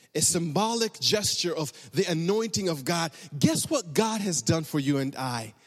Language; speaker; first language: English; native; English